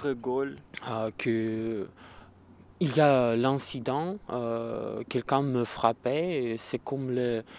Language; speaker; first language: French; non-native, learner; Russian